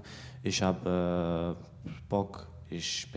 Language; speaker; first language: German; early bilingual, other home language; Bosnian